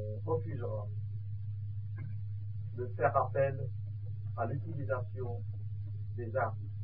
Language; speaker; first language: French; non-native, fluent; Vietnamese